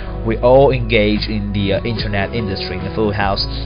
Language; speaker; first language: English; non-native, fluent; Chinese